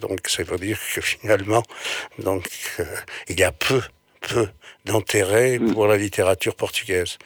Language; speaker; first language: French; non-native, fluent; Portuguese